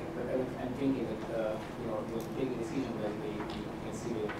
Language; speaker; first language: English; non-native, fluent; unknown